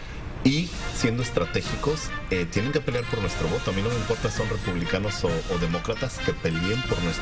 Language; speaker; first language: Spanish; native; Spanish